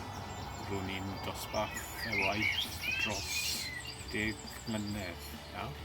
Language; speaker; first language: Welsh; non-native, learner; English